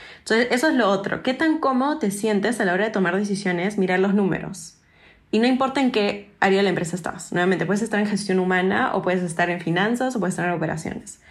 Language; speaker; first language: Spanish; non-native, fluent; English